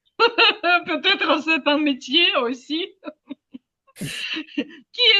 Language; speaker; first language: French; non-native, fluent; Ukrainian